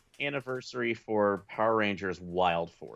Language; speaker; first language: English; native; English